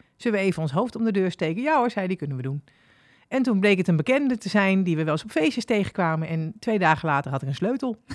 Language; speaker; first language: Dutch; native; Dutch